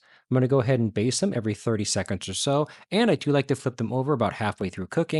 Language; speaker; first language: English; native; English